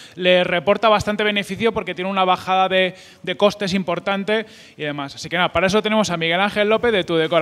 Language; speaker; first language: Spanish; native; Spanish